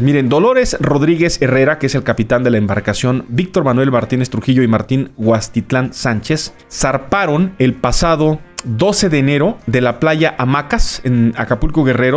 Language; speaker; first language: Spanish; native; Spanish